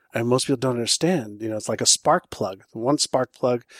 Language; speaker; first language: English; non-native, fluent; Hebrew